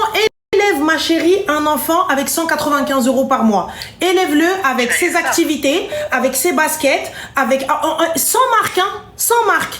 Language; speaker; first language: French; native; French